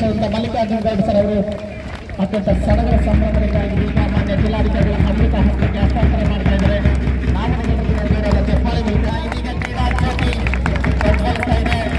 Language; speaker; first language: Kannada; native; Kannada